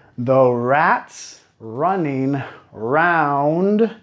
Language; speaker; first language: English; native; English